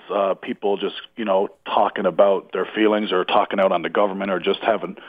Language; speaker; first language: English; native; English